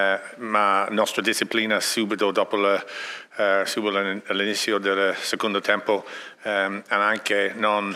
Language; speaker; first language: Italian; non-native, learner; English